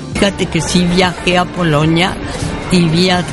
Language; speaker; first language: Spanish; early bilingual, other home language; French